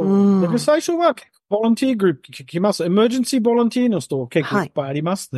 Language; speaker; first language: Japanese; non-native, learner; English